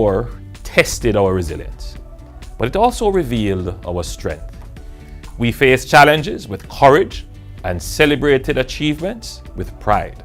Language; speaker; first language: English; native; English